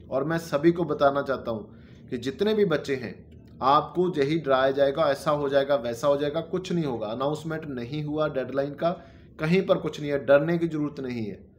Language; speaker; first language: Hindi; non-native, local second language; Punjabi